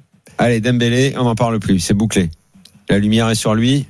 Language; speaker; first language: French; native; French